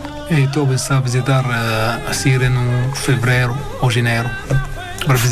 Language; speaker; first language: Portuguese; non-native, learner; Arabic